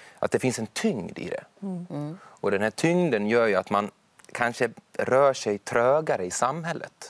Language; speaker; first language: Swedish; native; Swedish